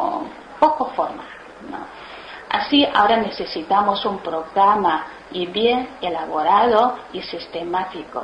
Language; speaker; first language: Spanish; non-native, learner; Chinese